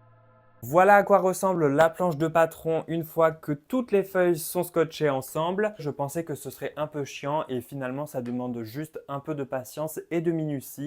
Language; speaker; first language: French; native; French